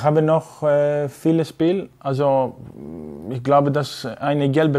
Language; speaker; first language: German; non-native, learner; Greek